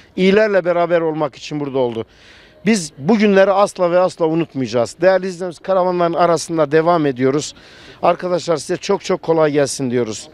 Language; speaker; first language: Turkish; native; Turkish